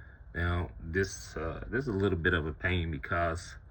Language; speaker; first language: English; native; English